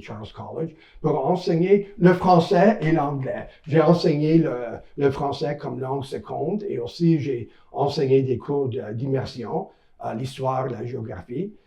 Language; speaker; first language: French; non-native, local second language; English